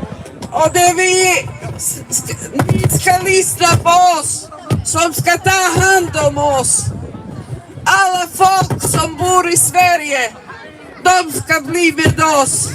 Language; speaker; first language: Swedish; non-native, learner; Somali